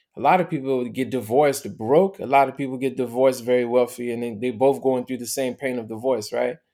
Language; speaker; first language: English; native; English